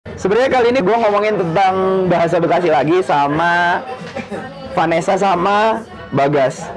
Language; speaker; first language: Indonesian; native; Indonesian